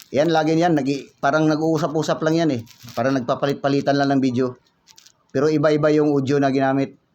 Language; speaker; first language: Filipino; native; Filipino